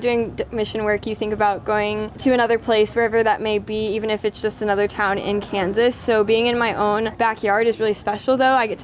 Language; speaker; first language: English; native; English